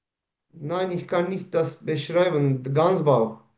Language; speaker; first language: German; non-native, learner; Turkish